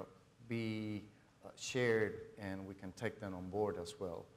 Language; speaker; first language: English; non-native, fluent; Spanish